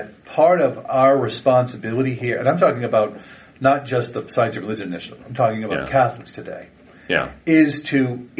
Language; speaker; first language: English; native; English